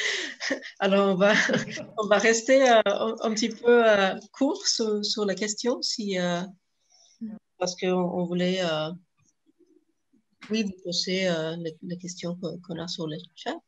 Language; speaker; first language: French; non-native, fluent; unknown